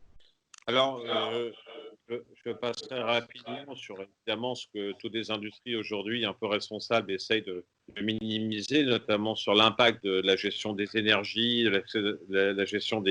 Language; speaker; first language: French; native; French